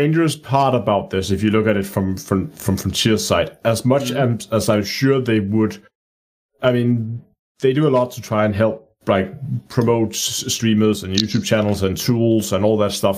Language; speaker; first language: English; non-native, fluent; Danish